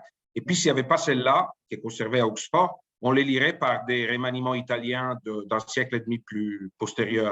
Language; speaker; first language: French; native; French